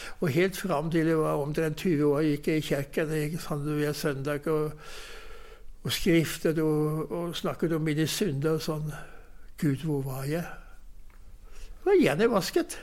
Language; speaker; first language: Norwegian; non-native, fluent; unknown